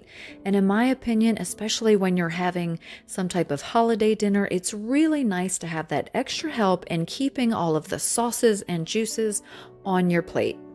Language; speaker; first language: English; native; English